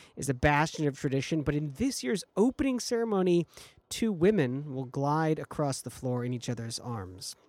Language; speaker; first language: English; native; English